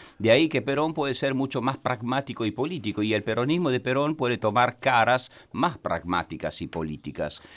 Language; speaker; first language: Spanish; non-native, fluent; Italian